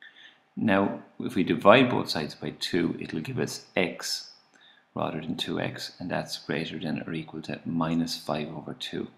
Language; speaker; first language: English; native; English